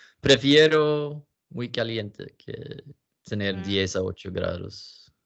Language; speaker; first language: Spanish; non-native, learner; Swedish